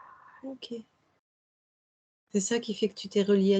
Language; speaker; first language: French; native; French